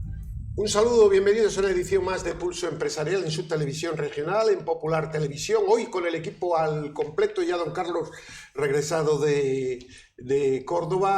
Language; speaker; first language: Spanish; native; Spanish